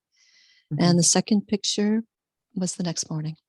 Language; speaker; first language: English; native; English